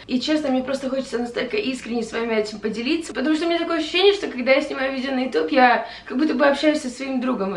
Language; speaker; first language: Russian; early bilingual, heritage; English